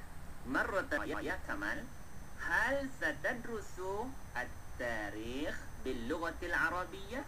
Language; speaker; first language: Arabic; non-native, fluent; Malay